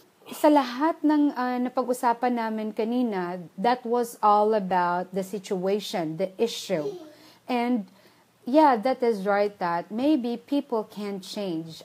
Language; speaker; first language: English; non-native, local second language; Filipino